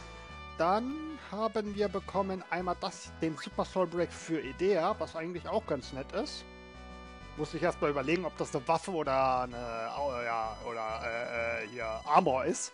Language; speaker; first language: German; native; German